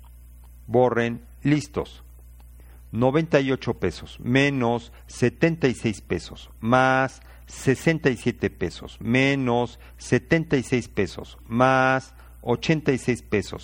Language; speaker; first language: Spanish; native; Spanish